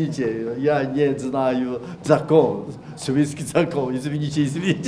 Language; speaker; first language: Russian; non-native, learner; Japanese